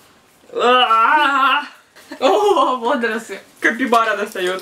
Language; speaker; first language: Japanese; non-native, learner; Russian